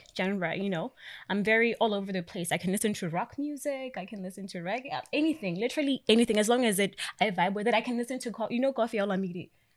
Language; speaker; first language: English; non-native, local second language; Tswana